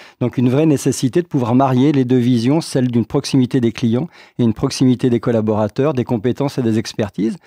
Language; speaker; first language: French; native; French